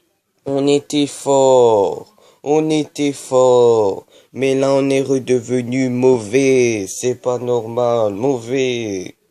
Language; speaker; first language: French; native; French